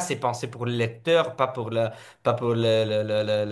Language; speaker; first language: French; non-native, fluent; Italian